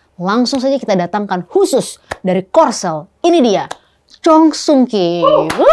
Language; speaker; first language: Indonesian; native; Indonesian